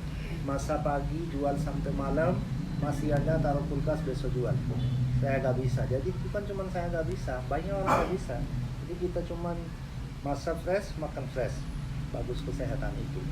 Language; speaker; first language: Indonesian; non-native, learner; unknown